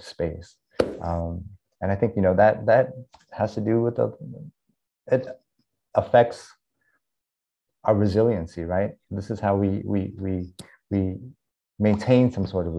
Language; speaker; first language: English; native; English